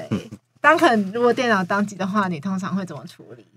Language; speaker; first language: Chinese; native; Chinese